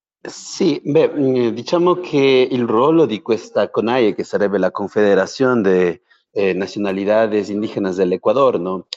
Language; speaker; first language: Italian; non-native, fluent; Spanish